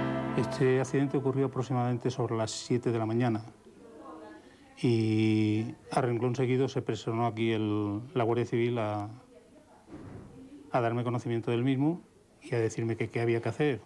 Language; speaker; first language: Spanish; native; Spanish